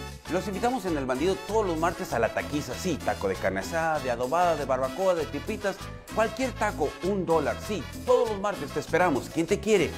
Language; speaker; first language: Spanish; native; Spanish